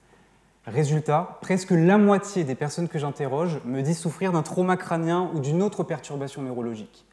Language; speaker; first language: French; native; French